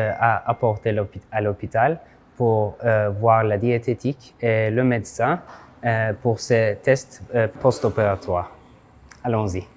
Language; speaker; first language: French; non-native, fluent; Turkish